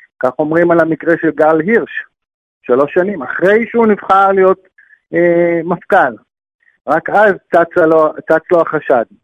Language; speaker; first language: Hebrew; native; Hebrew